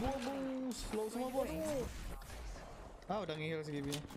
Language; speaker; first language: Indonesian; native; Indonesian